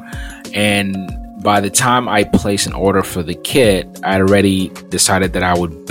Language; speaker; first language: English; non-native, local second language; Yoruba